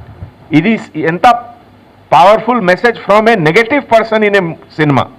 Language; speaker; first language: Telugu; non-native, local second language; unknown